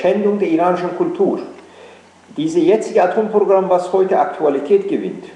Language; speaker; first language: German; non-native, fluent; Persian